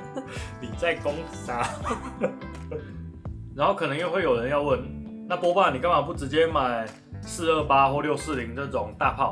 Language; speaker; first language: Chinese; native; Chinese